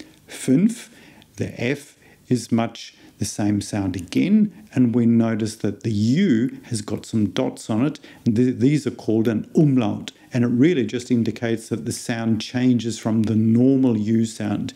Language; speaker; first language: English; native; English